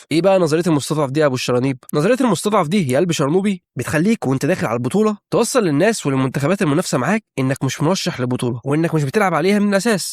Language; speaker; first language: Arabic; native; Arabic